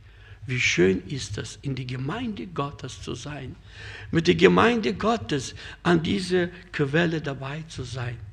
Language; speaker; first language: German; non-native, fluent; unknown